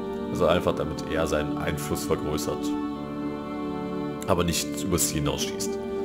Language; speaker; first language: German; native; German